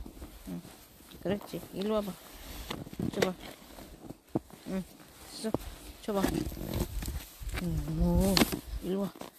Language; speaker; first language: Korean; non-native, learner; Filipino